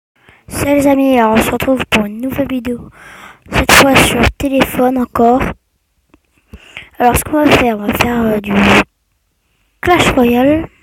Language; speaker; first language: French; native; French